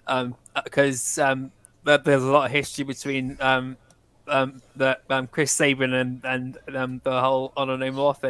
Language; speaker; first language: English; native; English